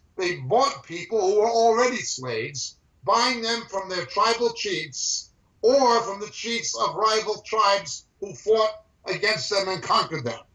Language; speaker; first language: English; native; English